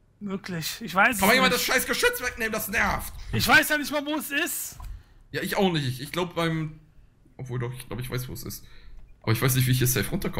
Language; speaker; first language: German; native; German